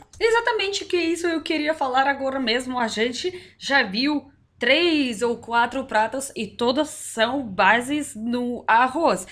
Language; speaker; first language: Portuguese; non-native, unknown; Russian